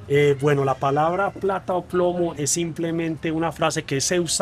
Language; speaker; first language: Spanish; native; Spanish